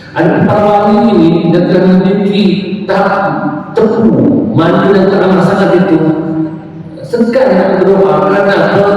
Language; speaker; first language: Malay; native; Malay